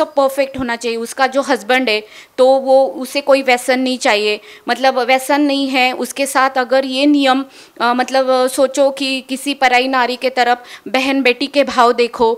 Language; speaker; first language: Hindi; non-native, local second language; Marathi